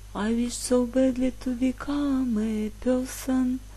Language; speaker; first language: English; non-native, learner; Russian